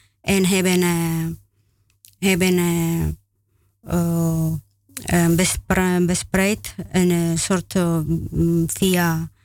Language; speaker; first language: Dutch; non-native, learner; Spanish